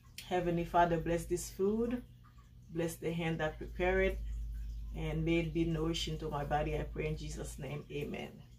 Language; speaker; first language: English; non-native, fluent; Haitian Creole